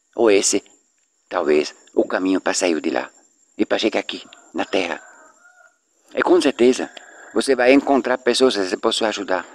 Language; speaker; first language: Portuguese; non-native, fluent; Swiss German